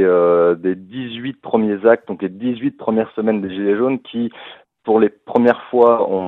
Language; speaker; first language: French; native; French